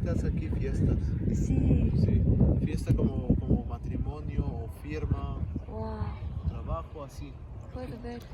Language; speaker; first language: Spanish; non-native, learner; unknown